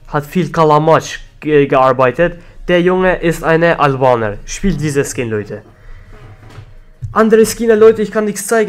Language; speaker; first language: German; non-native, learner; Albanian